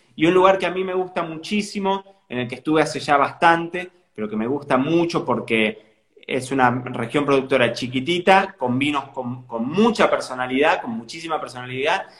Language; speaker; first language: Spanish; native; Spanish